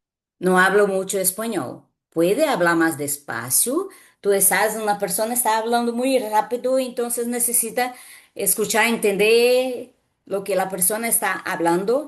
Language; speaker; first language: Spanish; non-native, fluent; Portuguese